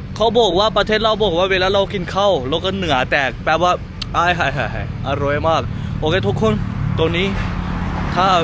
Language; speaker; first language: Thai; non-native, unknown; Punjabi